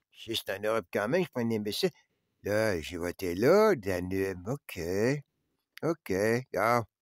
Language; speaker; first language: French; native; French